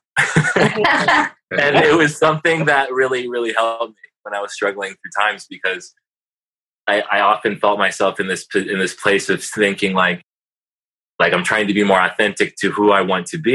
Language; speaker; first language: English; native; English